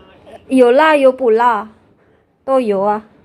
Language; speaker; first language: Chinese; non-native, learner; Javanese